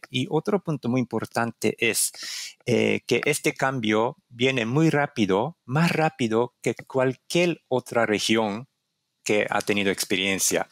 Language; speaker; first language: Spanish; non-native, fluent; Japanese